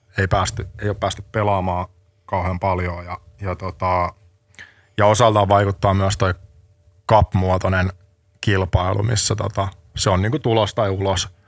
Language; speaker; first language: Finnish; native; Finnish